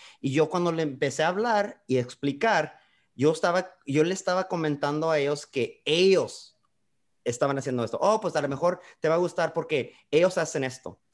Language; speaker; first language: Spanish; early bilingual, heritage; Spanish